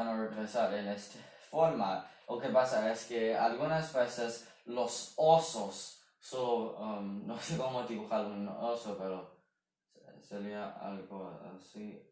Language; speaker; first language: Spanish; non-native, learner; Chinese